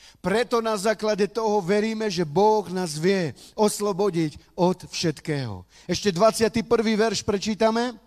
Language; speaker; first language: Slovak; non-native, local second language; Romany